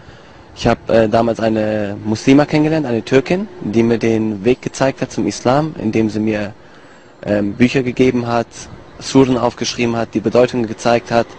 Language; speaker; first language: German; early bilingual, other home language; Italian